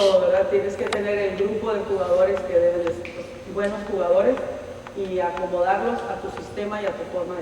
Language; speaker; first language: Spanish; native; Spanish